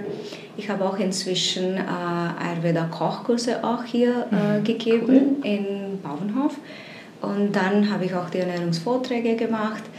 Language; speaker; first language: German; non-native, fluent; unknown